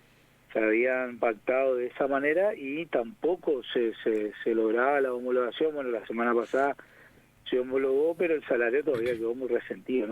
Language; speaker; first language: Spanish; native; Spanish